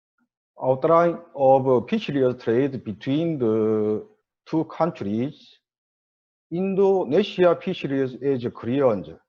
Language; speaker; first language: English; non-native, learner; Korean